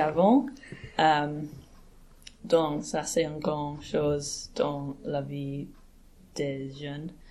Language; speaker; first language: French; non-native, learner; English